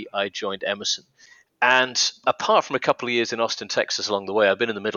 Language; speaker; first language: English; native; English